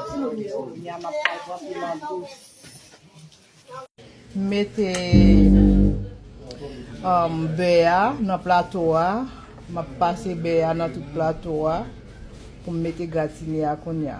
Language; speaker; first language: French; non-native, learner; Haitian Creole